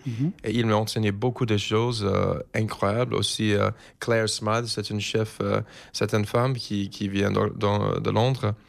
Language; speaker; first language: French; non-native, learner; English